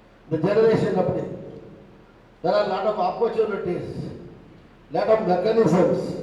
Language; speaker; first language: English; non-native, local second language; Tamil